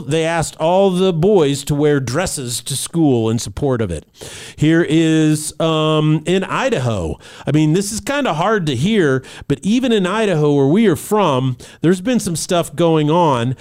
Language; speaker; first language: English; native; English